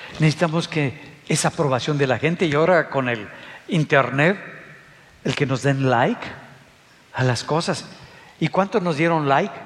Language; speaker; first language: Spanish; native; Spanish